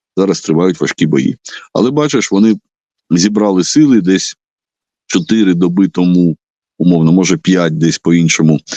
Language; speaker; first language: Ukrainian; non-native, local second language; Russian